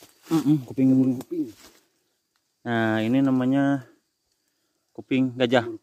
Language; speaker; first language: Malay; non-native, local second language; Sundanese